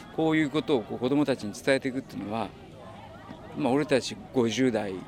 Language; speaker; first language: Japanese; native; Japanese